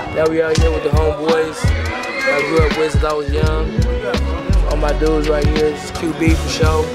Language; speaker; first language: English; native; English